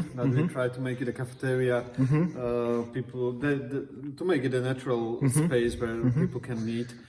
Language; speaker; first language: English; non-native, fluent; Slovak